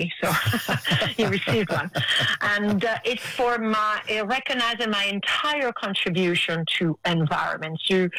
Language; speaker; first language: English; non-native, fluent; Italian